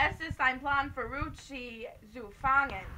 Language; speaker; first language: German; non-native, learner; English